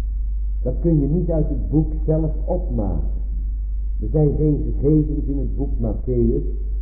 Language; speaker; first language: Dutch; native; Dutch